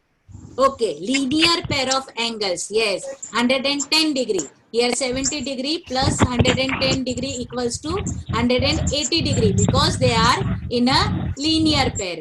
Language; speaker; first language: English; non-native, local second language; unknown